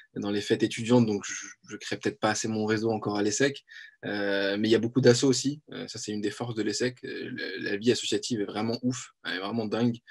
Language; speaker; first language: French; native; French